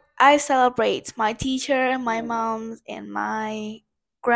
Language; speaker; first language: English; non-native, learner; Vietnamese